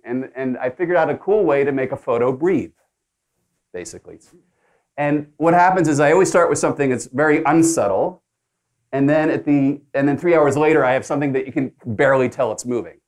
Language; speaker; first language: English; native; English